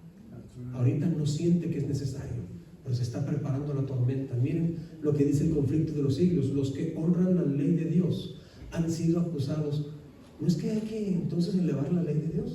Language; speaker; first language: Spanish; native; Spanish